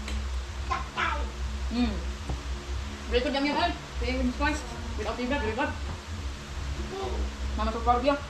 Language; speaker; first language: English; non-native, local second language; Cebuano